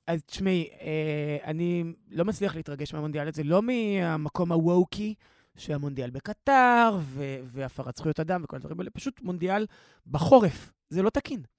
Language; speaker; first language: Hebrew; native; Hebrew